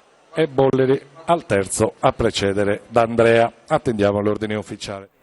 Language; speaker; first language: Italian; native; Italian